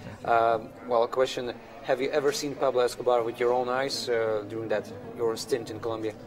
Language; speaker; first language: English; non-native, fluent; Lithuanian